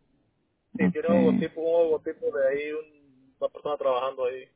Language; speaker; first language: Spanish; native; Spanish